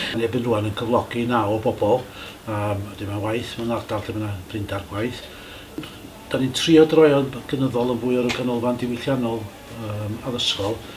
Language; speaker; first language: Welsh; native; Welsh